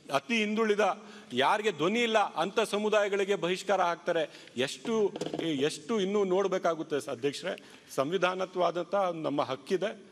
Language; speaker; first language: Kannada; non-native, local second language; Urdu